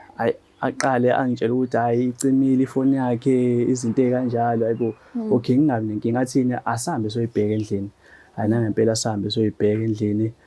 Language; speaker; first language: Zulu; native; Zulu